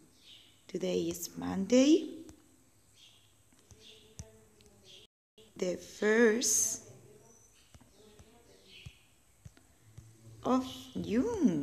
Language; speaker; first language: English; non-native, learner; Spanish